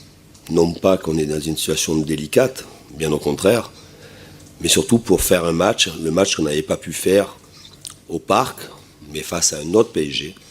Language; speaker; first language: French; native; French